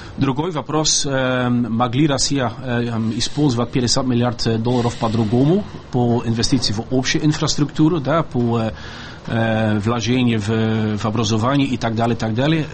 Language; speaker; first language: Russian; non-native, fluent; Dutch